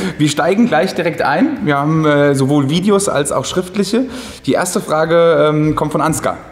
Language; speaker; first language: German; native; German